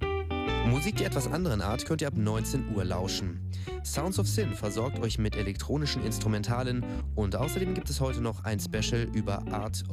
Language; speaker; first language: German; native; German